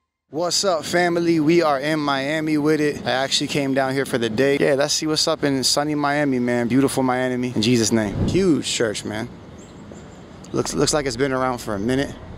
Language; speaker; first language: English; native; English